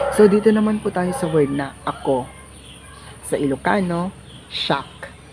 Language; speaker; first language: Filipino; non-native, local second language; Iloko